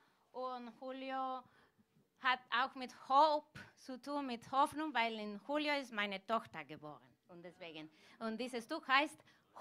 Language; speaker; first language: German; non-native, fluent; Galician